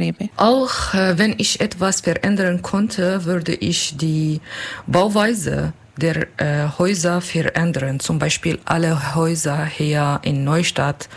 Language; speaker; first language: German; non-native, learner; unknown